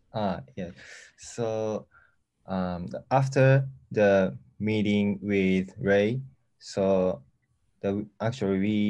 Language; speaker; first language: English; non-native, learner; Japanese